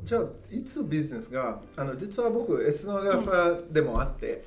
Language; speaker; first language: Japanese; non-native, fluent; Portuguese